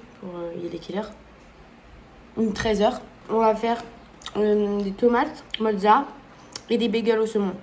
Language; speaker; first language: French; native; French